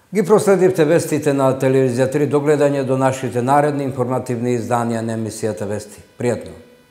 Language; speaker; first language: Macedonian; non-native, local second language; Albanian